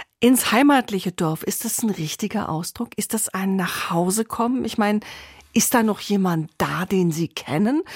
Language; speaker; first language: German; native; German